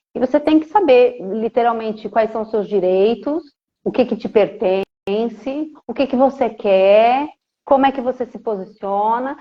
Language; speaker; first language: Portuguese; native; Portuguese